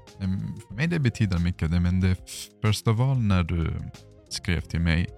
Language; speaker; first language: Swedish; non-native, fluent; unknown